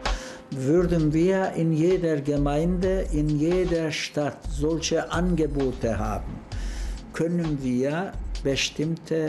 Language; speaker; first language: German; non-native, fluent; Turkish